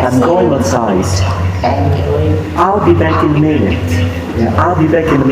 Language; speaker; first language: English; non-native, fluent; Indonesian